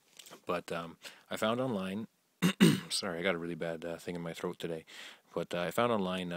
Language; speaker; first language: English; native; English